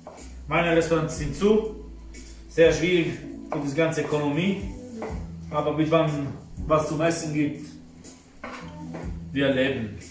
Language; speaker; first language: German; non-native, fluent; Italian